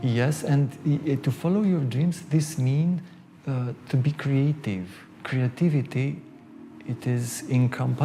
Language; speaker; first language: English; non-native, fluent; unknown